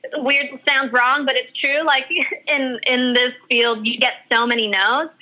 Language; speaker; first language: English; early bilingual, other home language; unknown